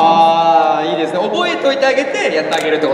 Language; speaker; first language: Japanese; native; Japanese